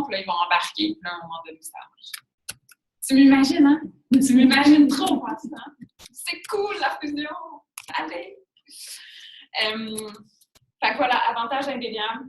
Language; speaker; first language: French; native; French